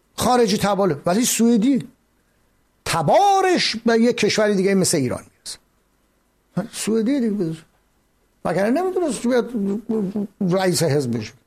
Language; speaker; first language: Persian; native; Persian